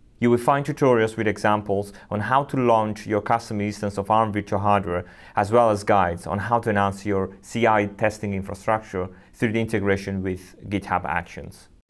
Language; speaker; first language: English; non-native, fluent; Italian